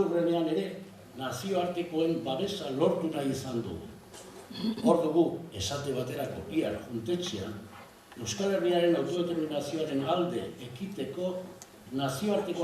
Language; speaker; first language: Basque; native; Basque